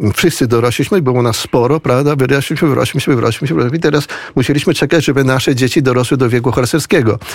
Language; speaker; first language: Polish; early bilingual, heritage; Spanish